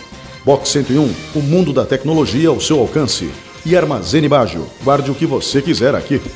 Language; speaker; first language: Portuguese; native; Portuguese